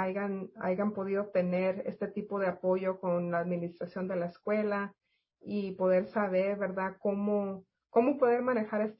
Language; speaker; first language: Spanish; native; Spanish